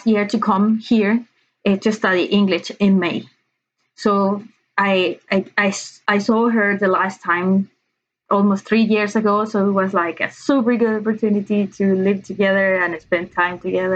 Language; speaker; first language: English; non-native, learner; Spanish